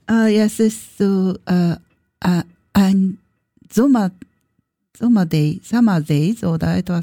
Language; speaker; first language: German; non-native, learner; Japanese